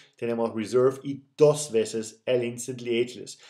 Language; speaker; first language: Spanish; non-native, fluent; German